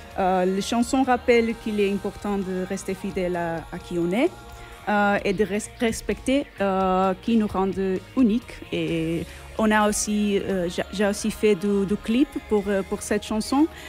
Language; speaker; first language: French; non-native, fluent; Portuguese